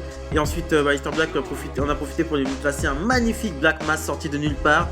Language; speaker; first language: French; native; French